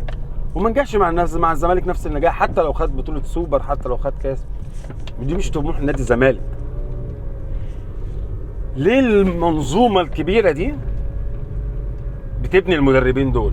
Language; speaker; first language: Arabic; native; Arabic